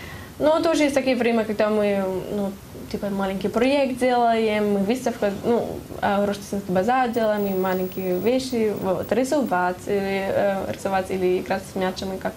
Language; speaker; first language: Russian; non-native, learner; German